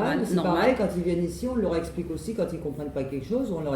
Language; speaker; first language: French; native; French